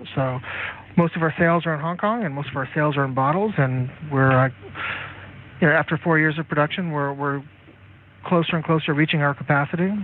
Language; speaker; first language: English; native; English